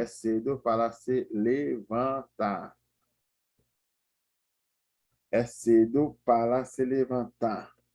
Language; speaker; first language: Portuguese; non-native, learner; Haitian Creole